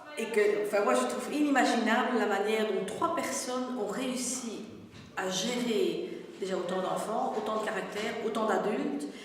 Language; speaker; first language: French; native; French